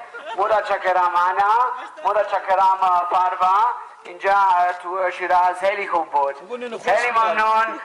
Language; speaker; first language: Persian; non-native, learner; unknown